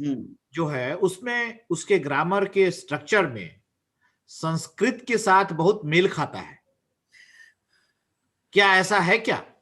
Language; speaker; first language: Hindi; native; Hindi